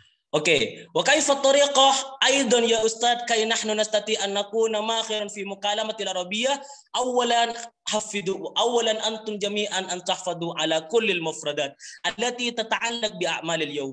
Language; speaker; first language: Arabic; non-native, learner; Indonesian